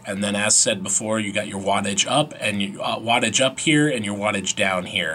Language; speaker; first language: English; native; English